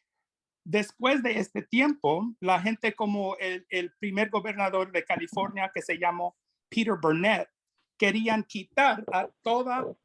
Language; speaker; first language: Spanish; non-native, fluent; English